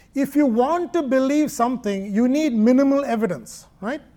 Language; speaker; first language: English; non-native, local second language; Malayalam